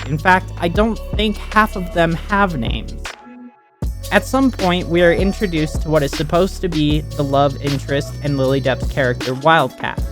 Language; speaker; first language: English; native; English